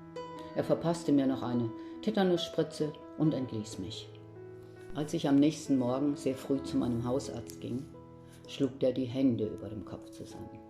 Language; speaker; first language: German; native; German